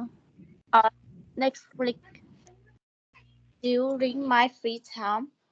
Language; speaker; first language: English; non-native, learner; Vietnamese